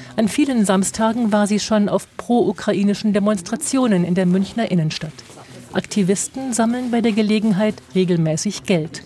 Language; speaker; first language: German; native; German